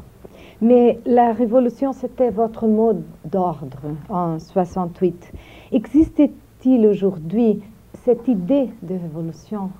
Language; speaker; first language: French; non-native, fluent; Portuguese